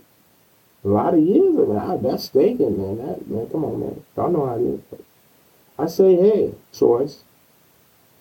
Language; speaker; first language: English; native; English